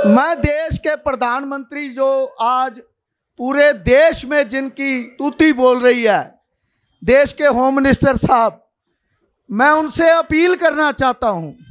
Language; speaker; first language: Hindi; non-native, local second language; Punjabi